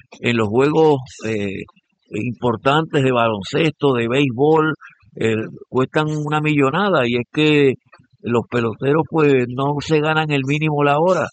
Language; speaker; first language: Spanish; native; Spanish